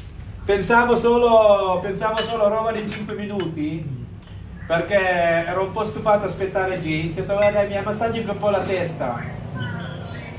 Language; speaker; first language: Italian; non-native, fluent; Indonesian